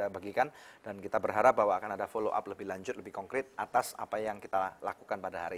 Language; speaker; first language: Indonesian; native; Indonesian